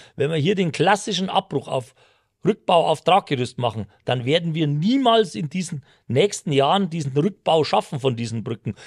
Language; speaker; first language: German; native; German